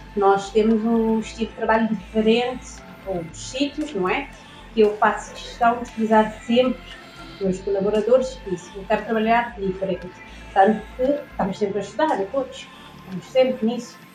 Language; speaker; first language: Portuguese; non-native, local second language; Kabuverdianu